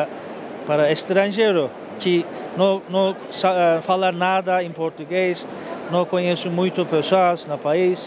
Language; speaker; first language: Portuguese; non-native, learner; Turkish